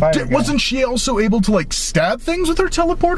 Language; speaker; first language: English; native; English